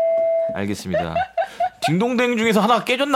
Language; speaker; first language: Korean; native; Korean